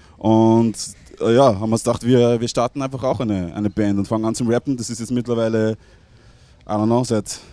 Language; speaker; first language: German; native; German